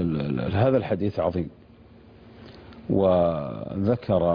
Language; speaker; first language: Arabic; native; Arabic